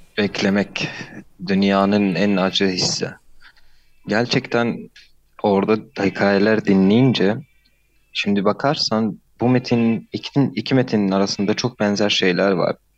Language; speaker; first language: Turkish; non-native, fluent; Arabic